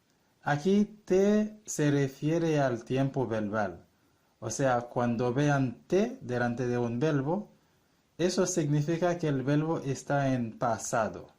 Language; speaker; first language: Spanish; non-native, fluent; Haitian Creole